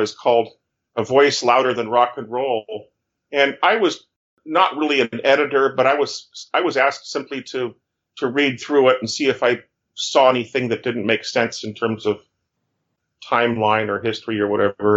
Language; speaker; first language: English; native; English